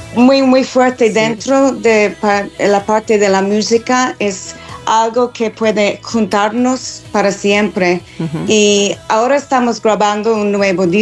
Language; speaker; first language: Spanish; non-native, learner; English